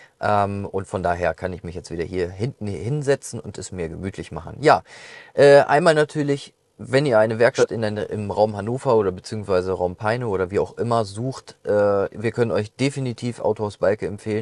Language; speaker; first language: German; native; German